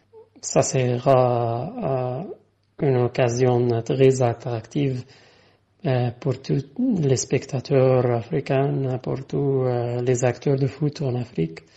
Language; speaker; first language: French; non-native, fluent; Arabic